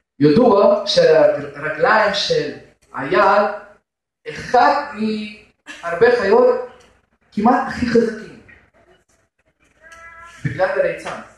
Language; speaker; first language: Hebrew; non-native, fluent; Russian